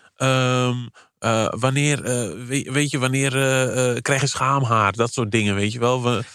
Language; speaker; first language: Dutch; early bilingual, other home language; Kabuverdianu